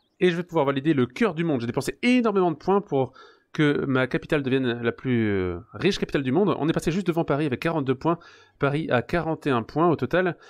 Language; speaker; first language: French; native; French